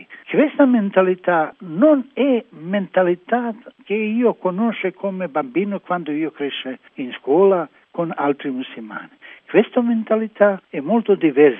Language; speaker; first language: Italian; non-native, learner; Croatian